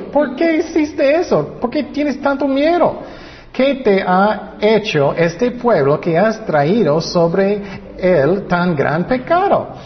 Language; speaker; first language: Spanish; non-native, fluent; English